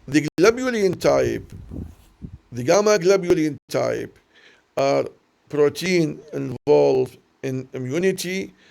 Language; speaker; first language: English; non-native, learner; Arabic